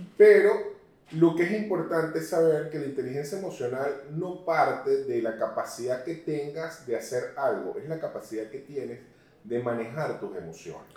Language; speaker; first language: Spanish; native; Spanish